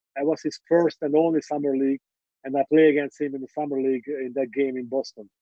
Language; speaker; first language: English; non-native, fluent; Hungarian